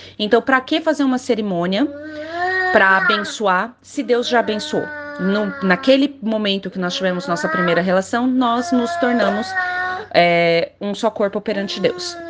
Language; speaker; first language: Portuguese; native; Portuguese